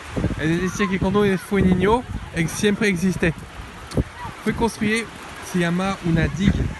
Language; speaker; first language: Spanish; non-native, learner; French